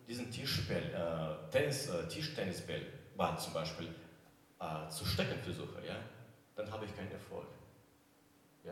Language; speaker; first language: German; non-native, fluent; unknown